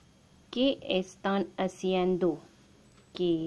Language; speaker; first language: Spanish; non-native, learner; Hindi